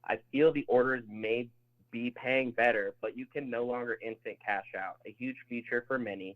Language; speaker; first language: English; native; English